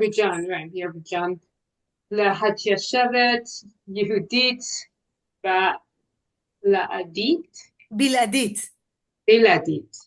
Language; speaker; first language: Hebrew; non-native, learner; English